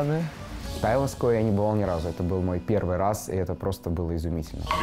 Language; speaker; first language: Russian; native; Russian